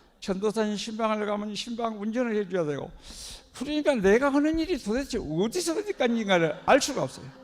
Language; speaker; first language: Korean; native; Korean